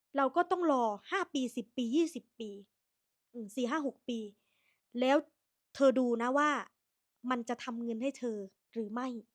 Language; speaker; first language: Thai; native; Thai